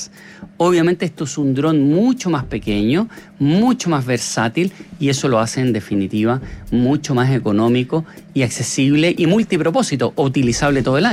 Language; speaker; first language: Spanish; native; Spanish